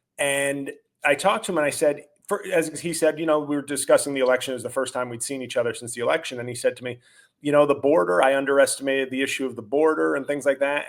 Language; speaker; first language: English; native; English